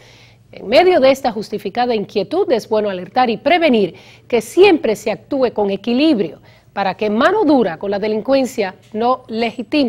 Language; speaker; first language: Spanish; native; Spanish